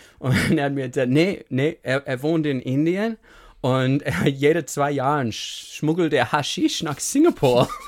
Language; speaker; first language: German; non-native, fluent; English